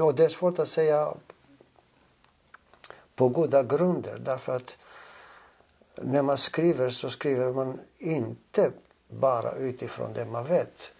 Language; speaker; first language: Swedish; non-native, fluent; Greek